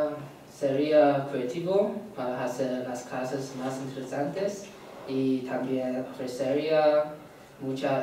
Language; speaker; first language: Spanish; non-native, learner; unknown